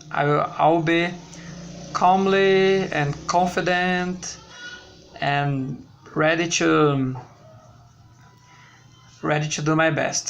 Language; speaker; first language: English; non-native, learner; Portuguese